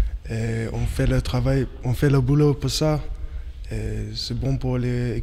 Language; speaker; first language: French; non-native, learner; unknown